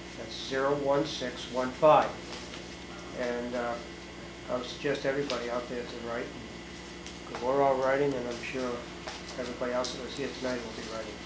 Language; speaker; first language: English; native; English